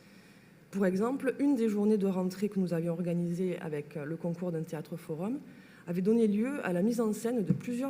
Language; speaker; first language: French; native; French